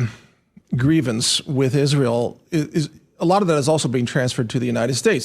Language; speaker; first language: English; native; English